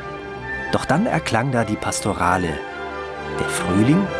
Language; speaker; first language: German; native; German